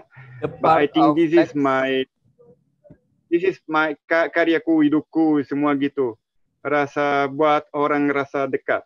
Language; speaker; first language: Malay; non-native, learner; Italian